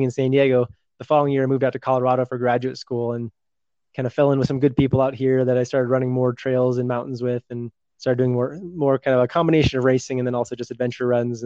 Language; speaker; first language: English; native; English